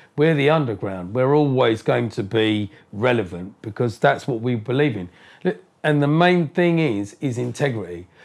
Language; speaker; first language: English; native; English